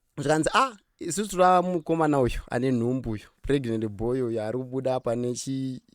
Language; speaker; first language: Shona; native; Shona